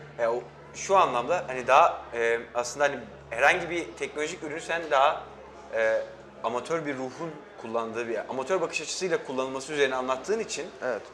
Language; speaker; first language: Turkish; native; Turkish